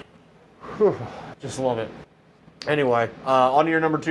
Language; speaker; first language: English; native; English